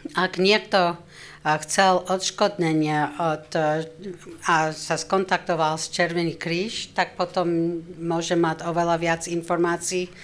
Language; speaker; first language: Slovak; non-native, fluent; English